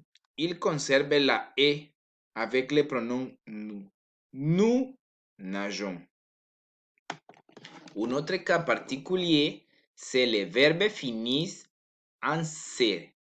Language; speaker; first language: French; non-native, learner; Spanish